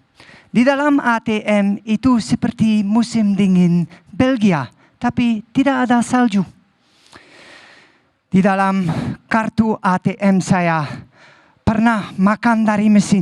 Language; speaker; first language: Indonesian; non-native, learner; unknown